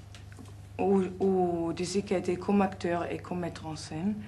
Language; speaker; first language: French; non-native, fluent; German